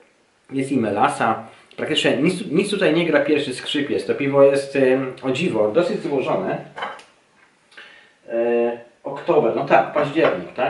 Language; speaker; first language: Polish; native; Polish